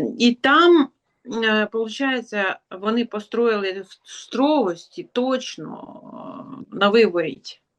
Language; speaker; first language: Ukrainian; non-native, local second language; Russian